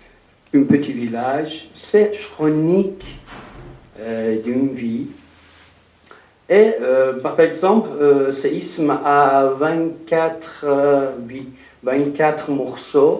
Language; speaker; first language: French; non-native, learner; Persian